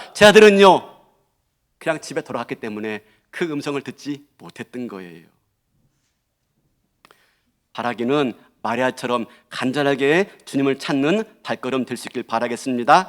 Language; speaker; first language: Korean; native; Korean